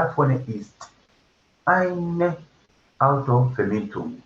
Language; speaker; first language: German; non-native, fluent; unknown